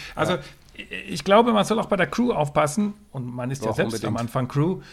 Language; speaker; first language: German; non-native, fluent; Swedish